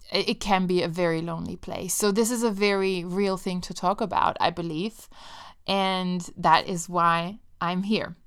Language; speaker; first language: English; non-native, fluent; Italian